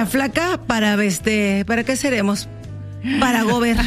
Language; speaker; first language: Spanish; native; Spanish